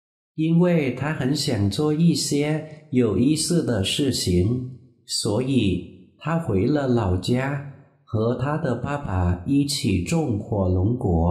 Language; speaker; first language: Chinese; non-native, fluent; Vietnamese